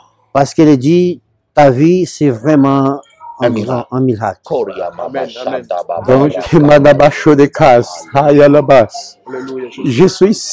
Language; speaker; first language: French; non-native, learner; Portuguese